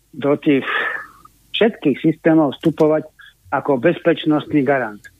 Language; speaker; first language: Slovak; native; Slovak